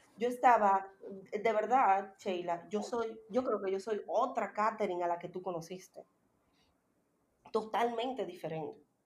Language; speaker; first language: Spanish; native; Spanish